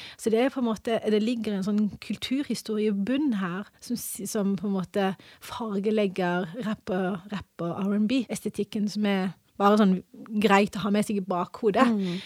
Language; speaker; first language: Norwegian; early bilingual, other home language; English